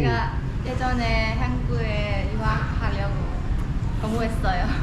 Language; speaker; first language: Korean; non-native, learner; Burmese